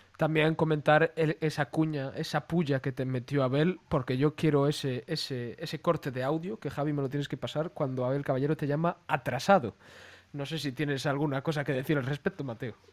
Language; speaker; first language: Spanish; native; Spanish